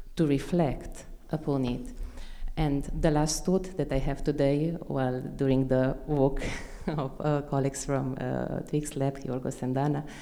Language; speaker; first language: English; non-native, fluent; Slovenian